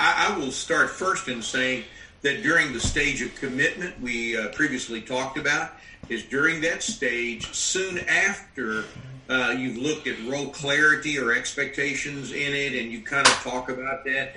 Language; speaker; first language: English; native; English